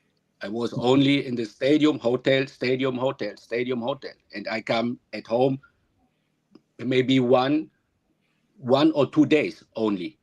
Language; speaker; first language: English; non-native, learner; German